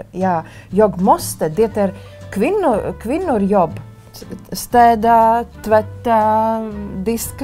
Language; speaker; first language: Swedish; non-native, learner; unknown